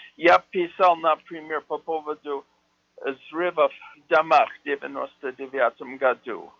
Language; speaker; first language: Russian; non-native, fluent; English